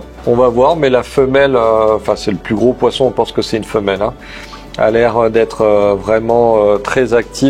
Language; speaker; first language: French; native; French